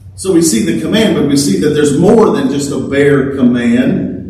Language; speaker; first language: English; native; English